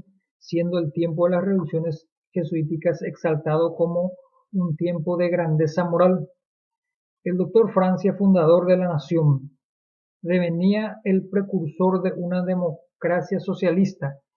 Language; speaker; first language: Spanish; native; Spanish